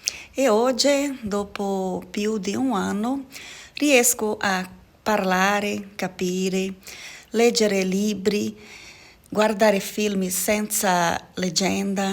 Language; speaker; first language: Italian; non-native, learner; Portuguese